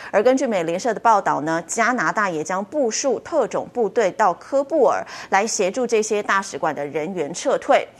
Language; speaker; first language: Chinese; native; Chinese